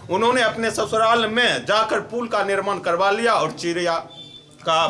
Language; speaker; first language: Hindi; native; Hindi